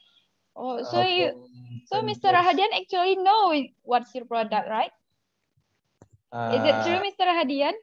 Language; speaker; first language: English; non-native, learner; Malay